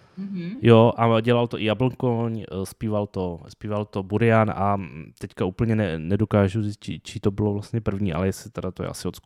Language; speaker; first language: Czech; native; Czech